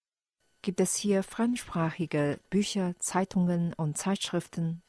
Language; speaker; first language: German; non-native, fluent; Chinese